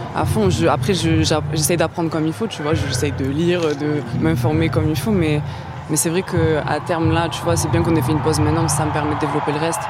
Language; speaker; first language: French; native; French